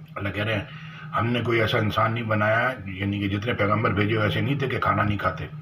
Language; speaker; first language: Urdu; native; Urdu